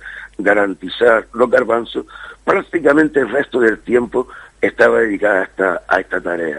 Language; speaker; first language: Spanish; native; Spanish